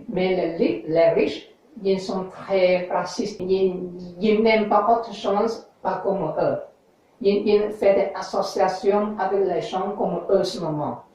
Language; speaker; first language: French; non-native, learner; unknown